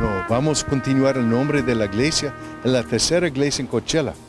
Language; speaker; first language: Spanish; non-native, fluent; English